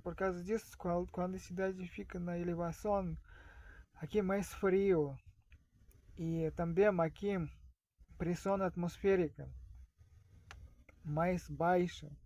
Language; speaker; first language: Portuguese; non-native, fluent; Russian